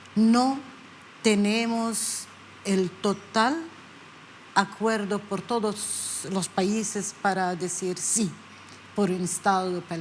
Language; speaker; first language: Spanish; non-native, learner; Arabic